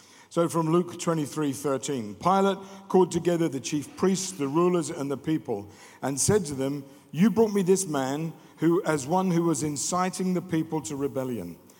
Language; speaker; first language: English; native; English